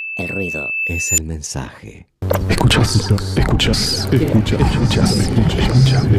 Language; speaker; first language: Spanish; native; Spanish